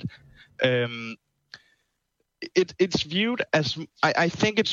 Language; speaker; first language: English; non-native, fluent; Danish